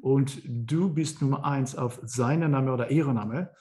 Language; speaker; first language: German; non-native, learner; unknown